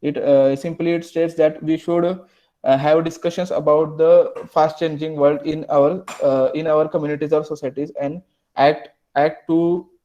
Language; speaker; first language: English; non-native, local second language; Marathi